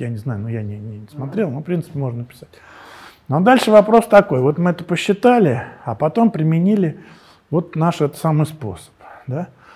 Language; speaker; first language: Russian; native; Russian